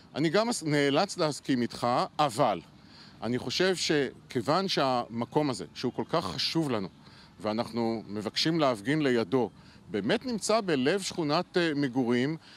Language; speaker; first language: Hebrew; native; Hebrew